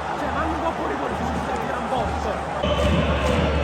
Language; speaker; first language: Italian; native; Italian